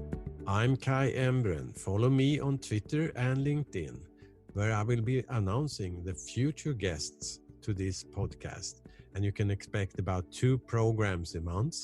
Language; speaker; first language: English; non-native, fluent; Swedish